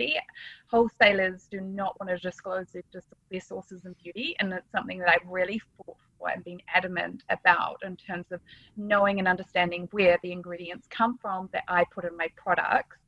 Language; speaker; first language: English; native; English